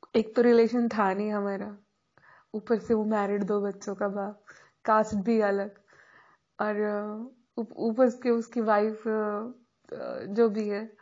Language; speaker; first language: Hindi; non-native, local second language; Marathi